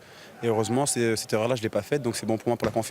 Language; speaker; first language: French; native; French